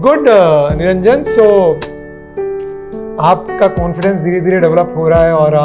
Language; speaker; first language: Hindi; native; Hindi